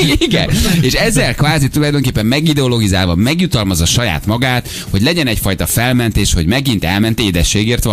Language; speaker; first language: Hungarian; native; Hungarian